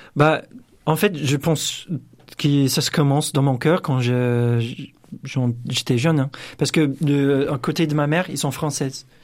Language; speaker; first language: French; non-native, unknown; English